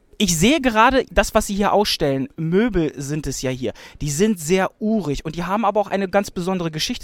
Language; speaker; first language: German; native; German